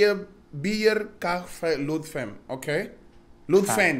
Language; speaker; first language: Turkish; non-native, learner; English